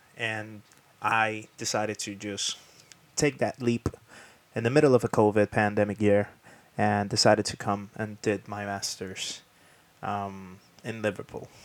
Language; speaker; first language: English; non-native, fluent; Spanish